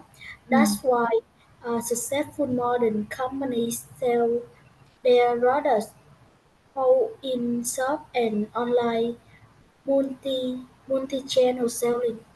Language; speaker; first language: English; non-native, learner; Vietnamese